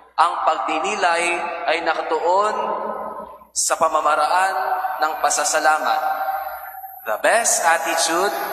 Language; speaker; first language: Filipino; non-native, local second language; Pangasinan